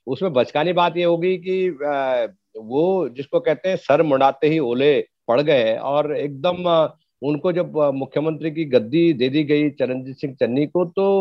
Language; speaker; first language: Hindi; native; Hindi